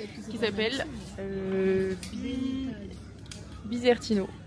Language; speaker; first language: French; native; French